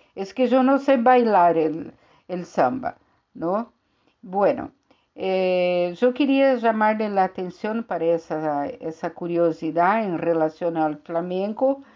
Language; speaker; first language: Spanish; non-native, fluent; Portuguese